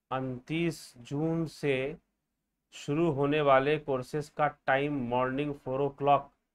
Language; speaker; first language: Hindi; native; Hindi